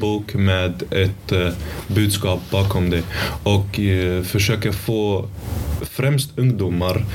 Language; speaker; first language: Swedish; early bilingual, other home language; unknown